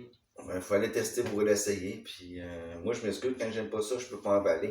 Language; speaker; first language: French; native; French